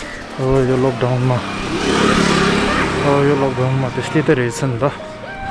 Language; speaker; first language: Nepali; non-native, local second language; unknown